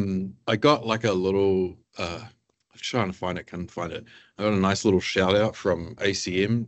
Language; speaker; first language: English; native; English